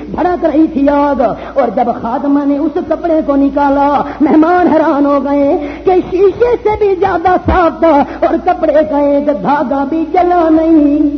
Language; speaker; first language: Urdu; non-native, local second language; Punjabi